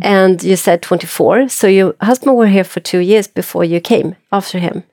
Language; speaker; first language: English; non-native, fluent; Swedish